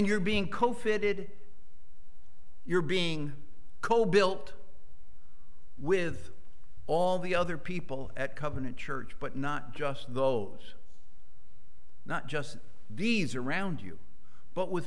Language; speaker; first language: English; native; English